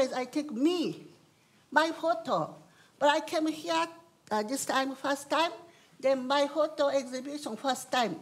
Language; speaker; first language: English; non-native, learner; Japanese